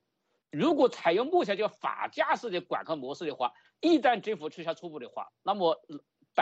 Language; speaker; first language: Chinese; native; Chinese